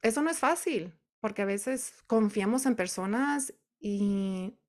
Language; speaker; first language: Spanish; early bilingual, heritage; Spanish